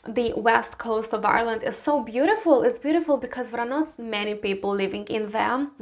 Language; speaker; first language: English; non-native, fluent; Romanian